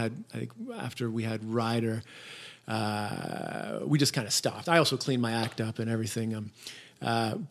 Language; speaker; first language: English; native; English